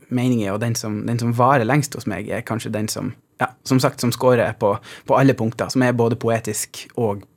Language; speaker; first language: Norwegian; native; Norwegian